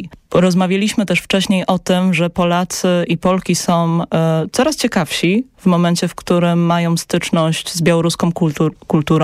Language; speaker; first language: Polish; native; Polish